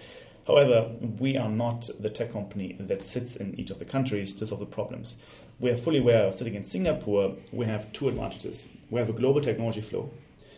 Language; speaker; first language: English; non-native, fluent; German